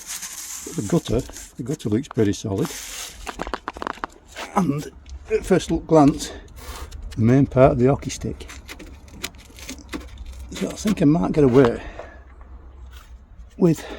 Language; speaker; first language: English; native; English